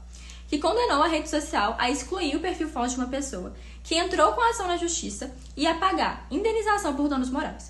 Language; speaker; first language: Portuguese; native; Portuguese